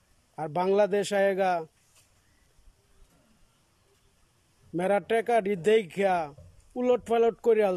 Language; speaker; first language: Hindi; non-native, learner; Bangla